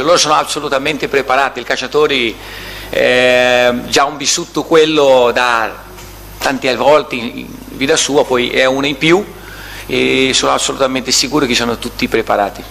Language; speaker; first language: Italian; non-native, learner; Portuguese